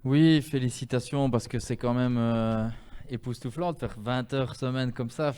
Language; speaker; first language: French; native; French